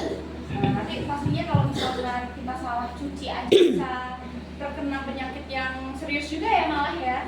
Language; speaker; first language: Indonesian; native; Indonesian